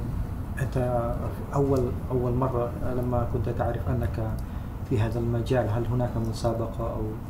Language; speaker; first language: Arabic; non-native, fluent; Indonesian